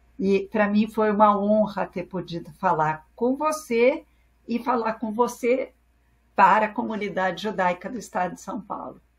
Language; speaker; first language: Portuguese; early bilingual, other home language; French